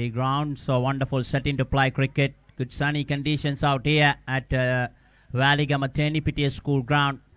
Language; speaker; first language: English; non-native, local second language; Sinhala